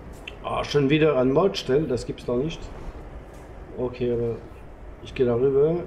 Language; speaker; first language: German; non-native, learner; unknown